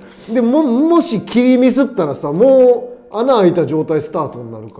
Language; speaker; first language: Japanese; native; Japanese